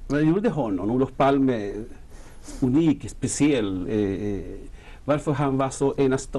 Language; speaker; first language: Swedish; non-native, fluent; Spanish